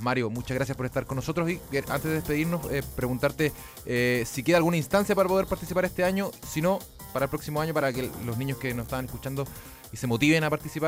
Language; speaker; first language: Spanish; native; Spanish